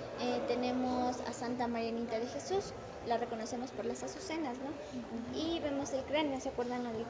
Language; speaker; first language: Spanish; native; Spanish